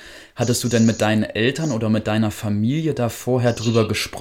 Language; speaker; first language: German; native; German